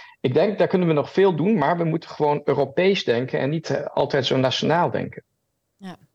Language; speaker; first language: Dutch; early bilingual, heritage; German